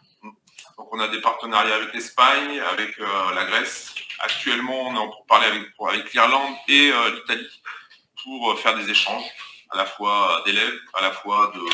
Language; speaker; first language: French; native; French